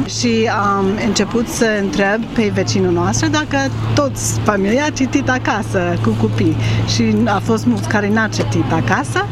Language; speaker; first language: Romanian; non-native, learner; English